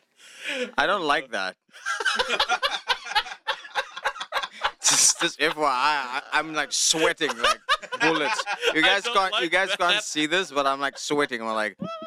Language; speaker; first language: English; non-native, local second language; Afrikaans